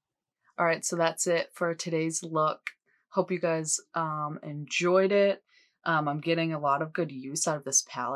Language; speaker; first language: English; native; English